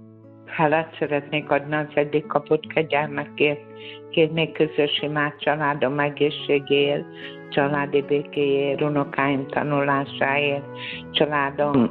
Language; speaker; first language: Hungarian; native; Hungarian